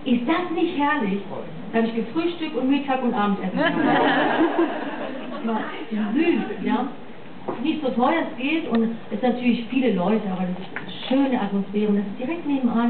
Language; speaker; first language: German; non-native, fluent; English